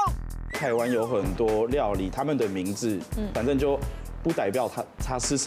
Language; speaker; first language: Chinese; non-native, fluent; French